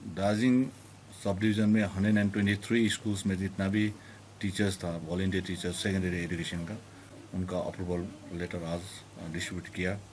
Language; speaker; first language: Hindi; non-native, local second language; Nepali